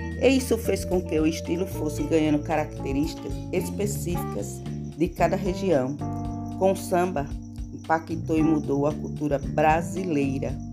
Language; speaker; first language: Portuguese; native; Portuguese